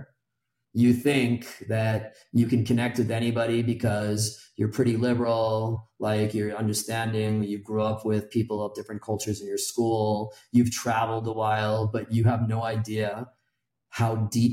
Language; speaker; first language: English; native; English